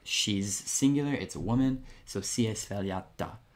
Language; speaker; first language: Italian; non-native, fluent; English